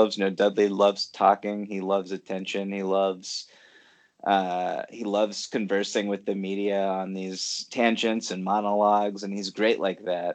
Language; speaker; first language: English; native; English